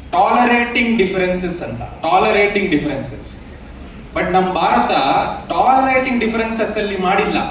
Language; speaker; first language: Kannada; non-native, local second language; Tamil